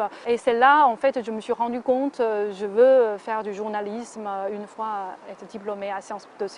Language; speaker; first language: French; non-native, fluent; Chinese